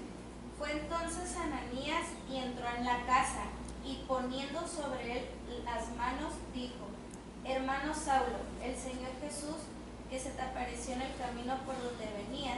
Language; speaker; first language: Spanish; native; Spanish